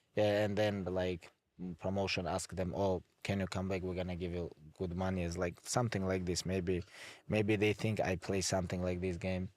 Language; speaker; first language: English; non-native, fluent; Avaric